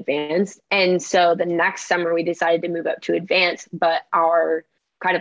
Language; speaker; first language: English; native; English